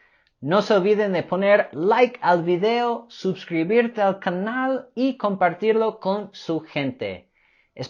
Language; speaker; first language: Spanish; non-native, fluent; English